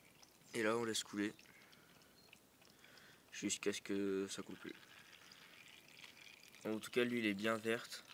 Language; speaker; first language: French; native; French